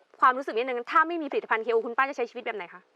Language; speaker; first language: Thai; native; Thai